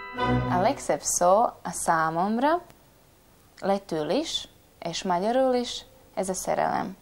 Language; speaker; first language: Hungarian; non-native, fluent; Latvian